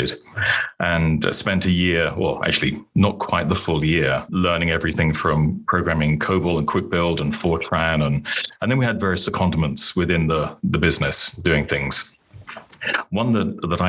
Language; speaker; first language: English; native; English